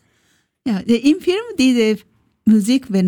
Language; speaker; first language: German; non-native, learner; Japanese